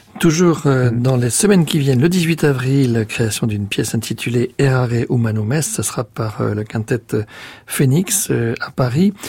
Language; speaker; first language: French; native; French